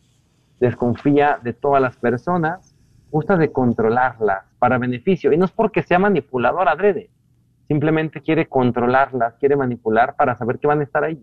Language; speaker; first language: Spanish; native; Spanish